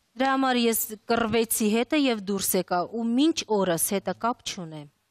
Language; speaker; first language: Armenian; early bilingual, other home language; Russian